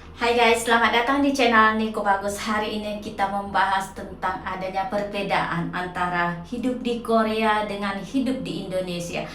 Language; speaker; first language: Indonesian; native; Indonesian